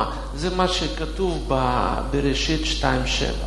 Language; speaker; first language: Hebrew; non-native, fluent; Russian